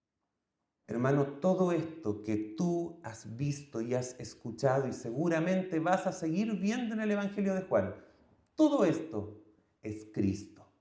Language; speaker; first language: Spanish; native; Spanish